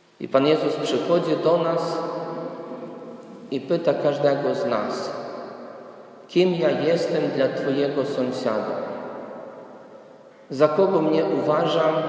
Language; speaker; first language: Polish; non-native, fluent; Ukrainian